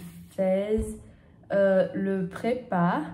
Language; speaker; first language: French; non-native, learner; Portuguese